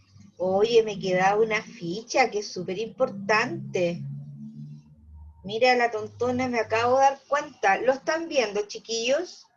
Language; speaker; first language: Spanish; native; Spanish